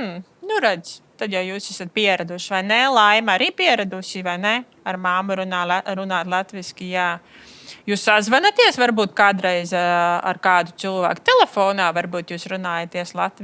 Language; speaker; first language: Latvian; native; Latvian